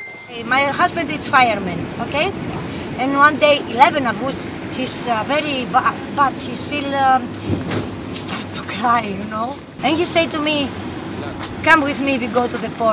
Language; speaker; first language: English; non-native, local second language; Greek